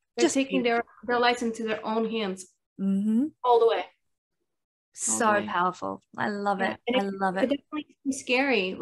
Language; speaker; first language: English; early bilingual, other home language; Russian